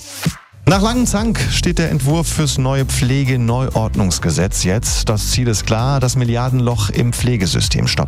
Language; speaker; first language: German; native; German